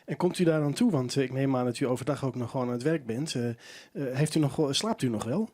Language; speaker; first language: Dutch; non-native, local second language; Western Frisian